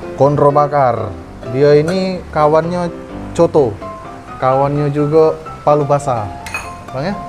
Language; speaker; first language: Indonesian; native; Indonesian